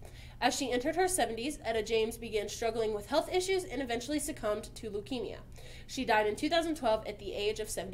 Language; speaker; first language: English; native; English